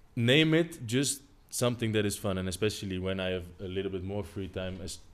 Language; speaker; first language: English; non-native, fluent; Dutch